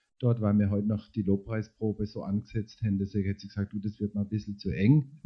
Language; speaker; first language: German; native; German